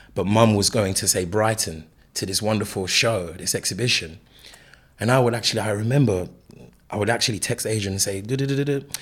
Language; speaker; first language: English; native; English